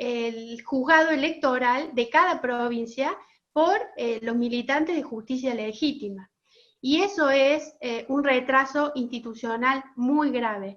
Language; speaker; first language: Spanish; native; Spanish